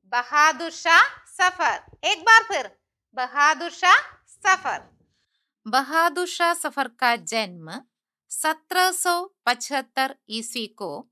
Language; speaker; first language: Hindi; non-native, local second language; Malayalam